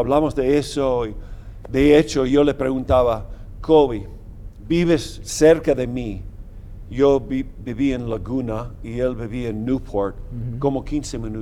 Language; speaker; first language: Spanish; non-native, fluent; English